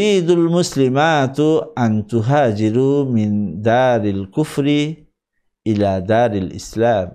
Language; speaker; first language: Arabic; non-native, fluent; Bangla